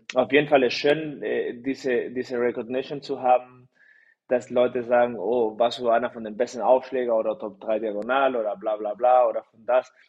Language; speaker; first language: German; early bilingual, heritage; Spanish